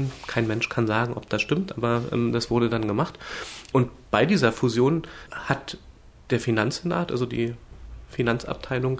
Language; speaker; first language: German; native; German